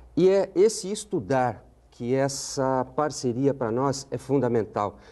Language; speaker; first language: Portuguese; native; Portuguese